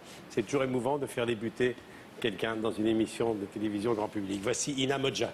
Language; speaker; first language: French; native; French